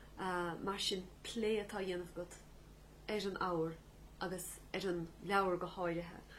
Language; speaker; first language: Irish; native; Irish